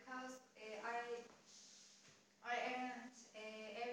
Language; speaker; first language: English; non-native, learner; Turkish